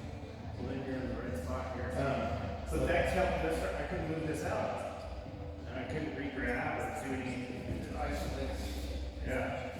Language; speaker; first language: English; native; English